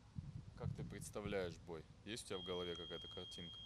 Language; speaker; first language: Russian; non-native, fluent; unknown